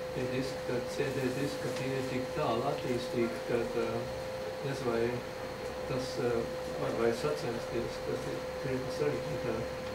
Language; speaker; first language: Latvian; early bilingual, other home language; English